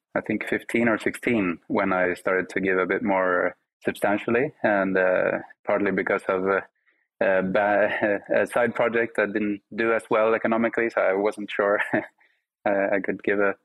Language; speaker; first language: English; non-native, fluent; Swedish